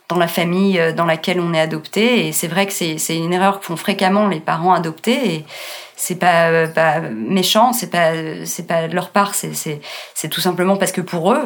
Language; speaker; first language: French; native; French